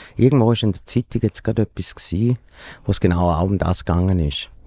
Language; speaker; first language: German; native; German